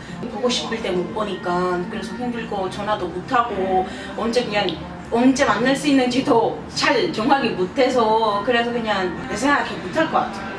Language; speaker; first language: Korean; non-native, fluent; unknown